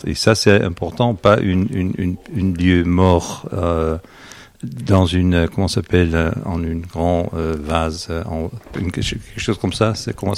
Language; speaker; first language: French; non-native, learner; Dutch